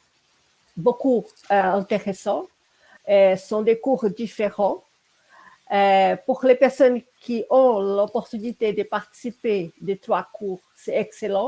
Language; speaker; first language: French; non-native, fluent; Portuguese